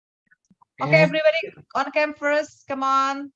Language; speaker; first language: English; non-native, fluent; Indonesian